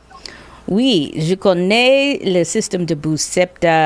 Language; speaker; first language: French; non-native, learner; English